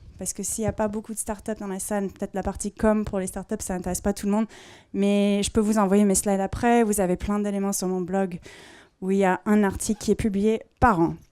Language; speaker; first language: French; non-native, fluent; English